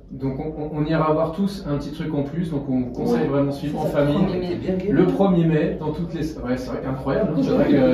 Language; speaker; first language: French; native; French